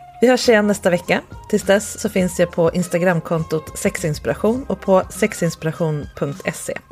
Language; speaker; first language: Swedish; native; Swedish